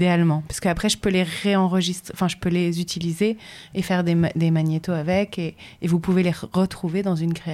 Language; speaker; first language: French; native; French